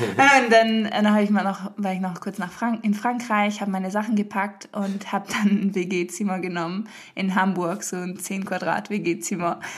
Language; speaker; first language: German; early bilingual, heritage; French